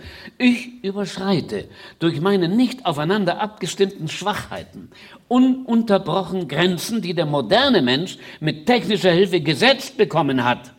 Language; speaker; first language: German; native; German